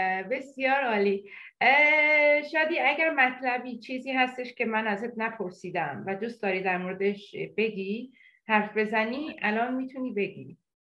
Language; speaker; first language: Persian; native; Persian